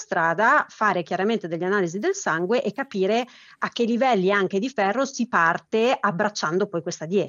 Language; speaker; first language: Italian; native; Italian